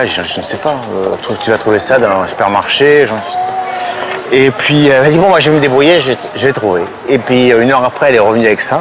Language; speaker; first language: French; native; French